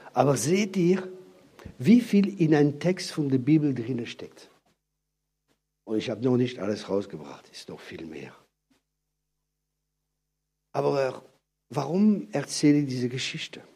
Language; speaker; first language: German; non-native, fluent; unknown